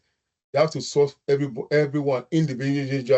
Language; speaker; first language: English; non-native, local second language; Yoruba